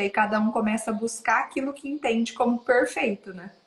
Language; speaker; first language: Portuguese; native; Portuguese